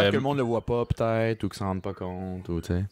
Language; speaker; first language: French; native; French